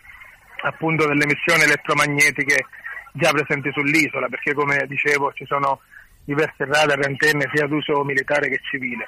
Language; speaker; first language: Italian; native; Italian